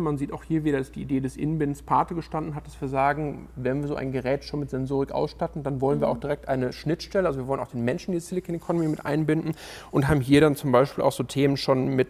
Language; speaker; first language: German; native; German